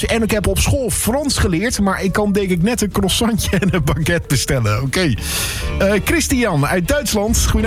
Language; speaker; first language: Dutch; native; Dutch